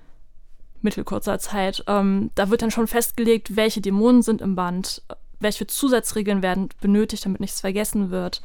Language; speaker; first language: German; native; German